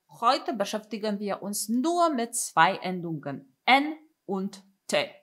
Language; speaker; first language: German; non-native, fluent; Polish